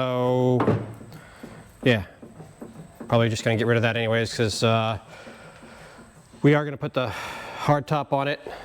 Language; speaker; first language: English; native; English